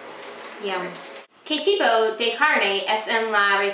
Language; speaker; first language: Spanish; non-native, learner; English